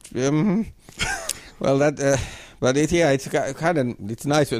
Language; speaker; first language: English; non-native, fluent; Finnish